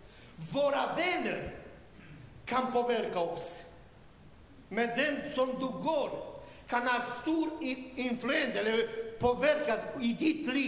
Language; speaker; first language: Swedish; non-native, learner; Romanian